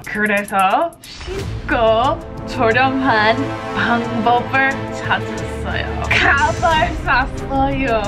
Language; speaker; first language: Korean; non-native, learner; English